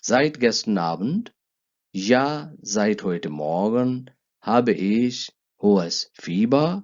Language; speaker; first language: German; non-native, learner; Urdu